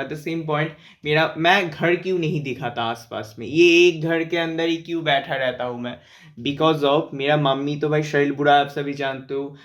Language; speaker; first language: Hindi; non-native, local second language; Bangla